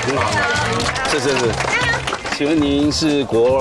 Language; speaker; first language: Chinese; native; Chinese